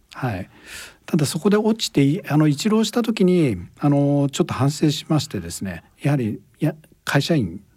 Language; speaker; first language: Japanese; native; Japanese